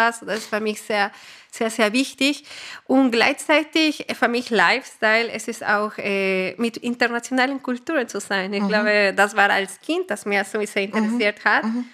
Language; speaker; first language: German; non-native, fluent; Spanish